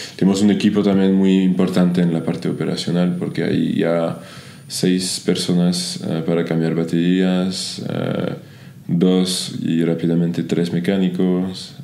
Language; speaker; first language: Spanish; non-native, fluent; French